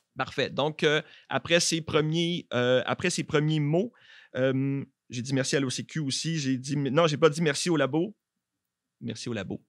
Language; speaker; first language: French; native; French